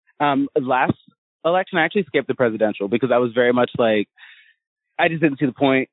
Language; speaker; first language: English; native; English